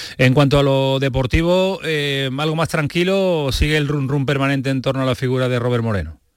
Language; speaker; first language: Spanish; native; Spanish